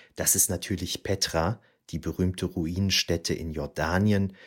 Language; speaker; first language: German; native; German